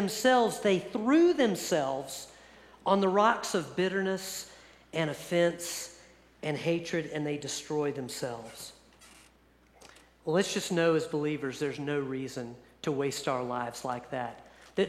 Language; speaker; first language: English; native; English